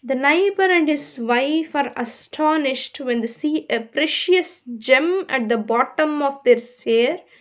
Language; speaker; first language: English; non-native, local second language; Kannada